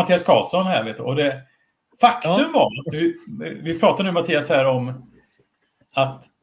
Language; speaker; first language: Swedish; native; Swedish